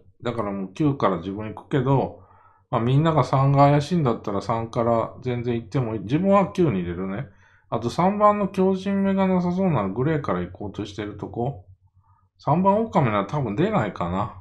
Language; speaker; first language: Japanese; native; Japanese